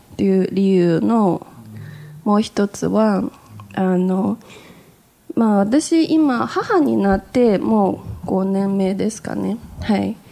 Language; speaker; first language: Japanese; non-native, fluent; Chinese